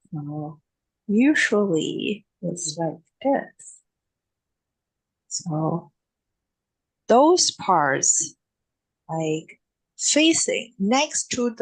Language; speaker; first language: English; non-native, fluent; Chinese